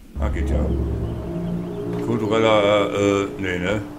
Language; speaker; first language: German; native; German